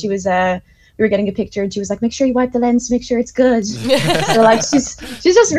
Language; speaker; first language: English; native; English